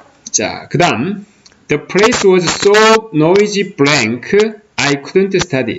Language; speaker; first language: English; non-native, fluent; Korean